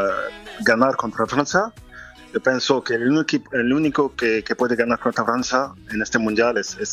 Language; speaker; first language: Spanish; non-native, fluent; French